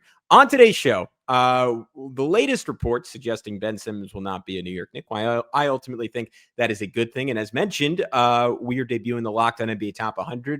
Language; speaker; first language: English; native; English